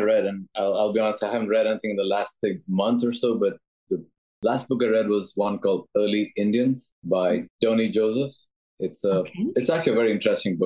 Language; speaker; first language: English; non-native, local second language; Tamil